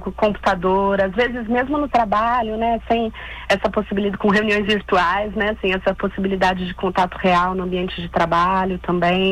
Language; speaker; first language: Portuguese; native; Portuguese